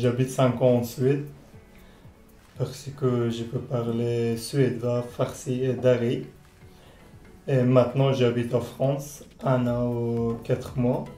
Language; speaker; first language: French; non-native, learner; Persian